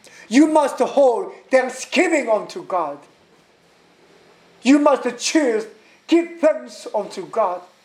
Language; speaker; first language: English; non-native, learner; Korean